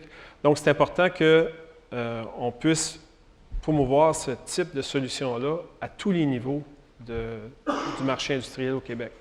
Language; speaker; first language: French; native; French